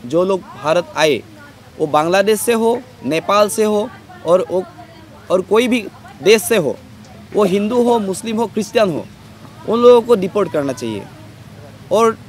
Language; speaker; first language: Hindi; non-native, local second language; Assamese